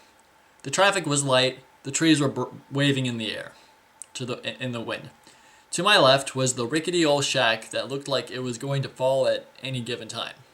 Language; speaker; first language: English; native; English